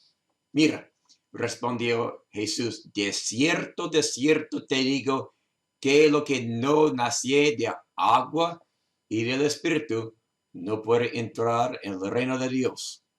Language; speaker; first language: Spanish; non-native, learner; English